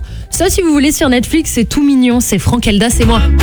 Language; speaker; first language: French; native; French